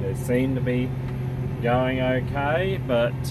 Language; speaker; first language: English; native; English